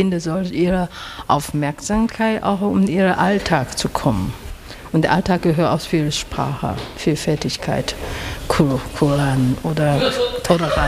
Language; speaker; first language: German; non-native, learner; Chinese